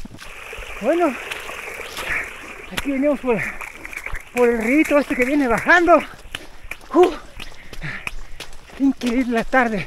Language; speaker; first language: Spanish; native; Spanish